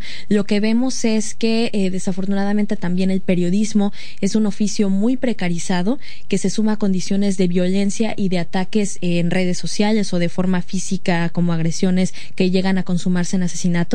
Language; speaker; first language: Spanish; native; Spanish